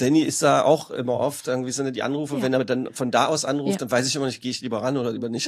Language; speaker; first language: German; native; German